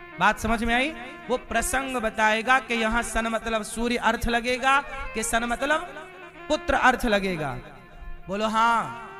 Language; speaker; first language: Hindi; native; Hindi